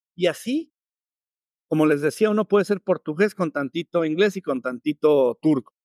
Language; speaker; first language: Spanish; native; Spanish